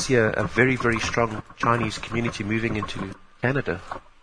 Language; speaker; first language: English; native; English